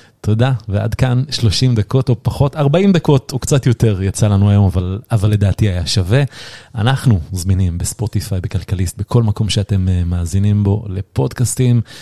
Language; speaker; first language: Hebrew; native; Hebrew